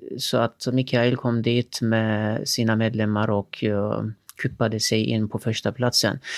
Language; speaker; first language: Swedish; non-native, fluent; Turkish